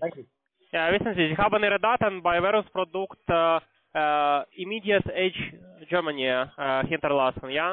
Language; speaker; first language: German; non-native, learner; Russian